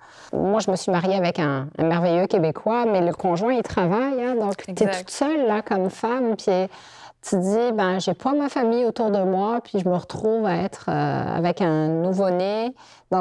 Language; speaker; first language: French; native; French